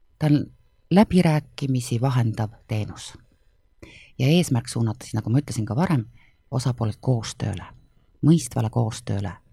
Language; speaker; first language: Estonian; native; Estonian